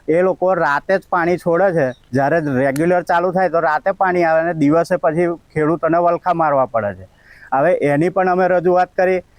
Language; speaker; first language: Gujarati; native; Gujarati